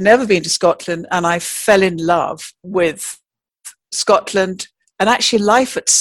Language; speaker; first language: English; native; English